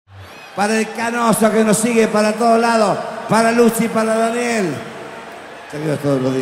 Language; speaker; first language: Spanish; native; Spanish